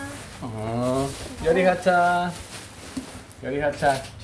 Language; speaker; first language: Korean; non-native, learner; Spanish